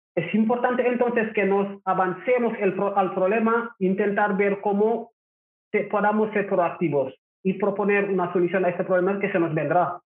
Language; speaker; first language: Spanish; non-native, fluent; Wolof